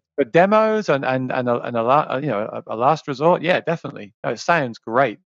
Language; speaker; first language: English; native; English